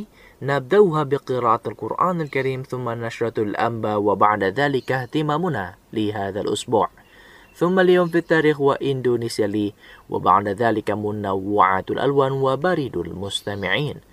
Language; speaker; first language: Arabic; non-native, fluent; Indonesian